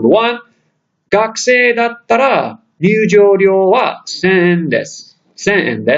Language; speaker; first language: Japanese; non-native, fluent; English